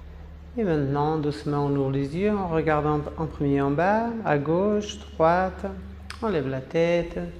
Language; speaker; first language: French; non-native, fluent; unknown